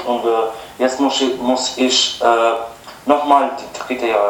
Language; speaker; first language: German; non-native, learner; Albanian